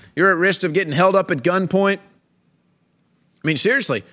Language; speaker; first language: English; native; English